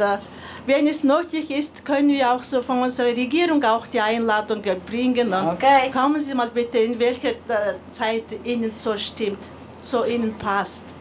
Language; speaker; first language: German; non-native, fluent; Mongolian